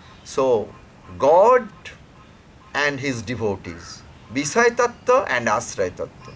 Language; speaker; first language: English; non-native, local second language; Bangla